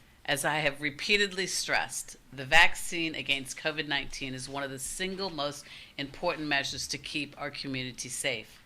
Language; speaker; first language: English; native; English